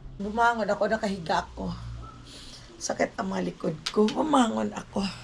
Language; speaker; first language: Filipino; native; Filipino